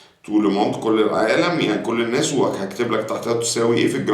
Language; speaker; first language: Arabic; native; Arabic